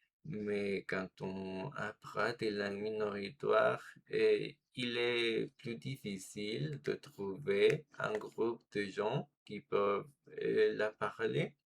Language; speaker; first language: French; non-native, fluent; Spanish